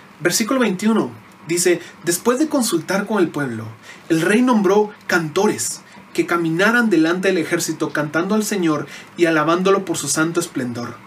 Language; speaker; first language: Spanish; native; Spanish